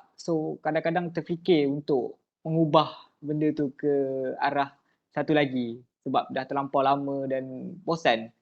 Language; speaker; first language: Malay; native; Malay